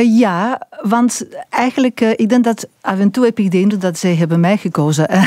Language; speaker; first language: Dutch; non-native, fluent; Catalan